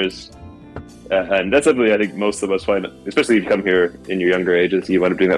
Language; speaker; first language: English; native; English